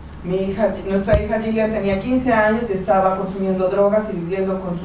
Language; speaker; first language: Spanish; native; Spanish